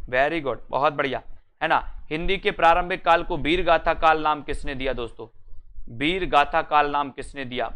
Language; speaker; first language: Hindi; native; Hindi